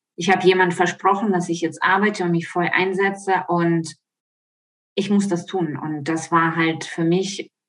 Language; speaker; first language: German; non-native, fluent; Ukrainian